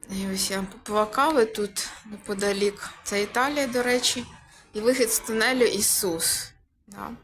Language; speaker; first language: Ukrainian; native; Ukrainian